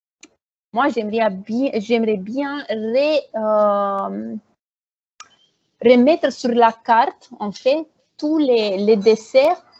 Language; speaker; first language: French; non-native, fluent; Romanian